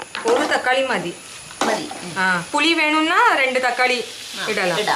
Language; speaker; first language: Malayalam; non-native, learner; Tamil